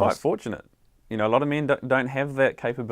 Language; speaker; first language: English; native; English